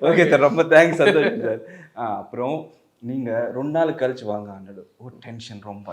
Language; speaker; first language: Tamil; non-native, learner; Telugu